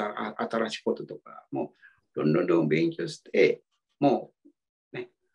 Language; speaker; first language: Japanese; non-native, fluent; Indonesian